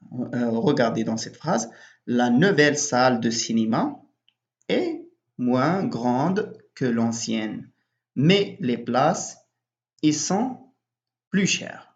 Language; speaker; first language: French; non-native, local second language; Arabic